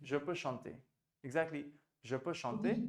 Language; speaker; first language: French; non-native, fluent; Hindi